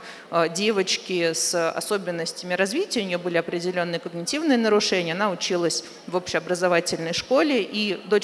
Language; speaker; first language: Russian; native; Russian